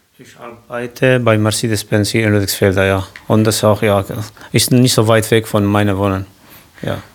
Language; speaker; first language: German; non-native, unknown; Kurdish